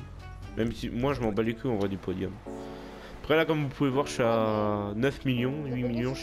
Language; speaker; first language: French; native; French